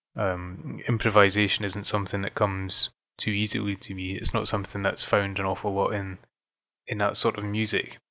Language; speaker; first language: English; native; English